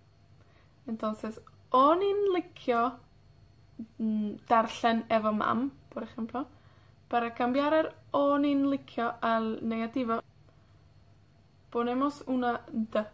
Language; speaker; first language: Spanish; non-native, fluent; Welsh